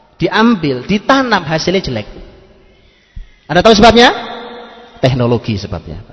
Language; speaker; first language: Indonesian; non-native, local second language; Javanese